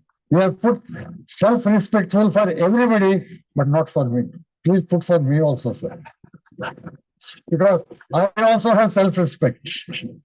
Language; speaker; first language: English; non-native, local second language; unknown